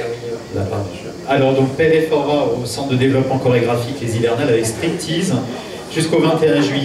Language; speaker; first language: French; native; French